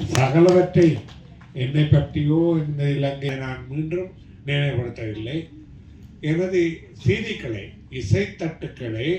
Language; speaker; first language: Tamil; native; Tamil